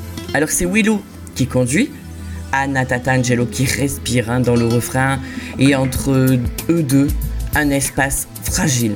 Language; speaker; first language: French; native; French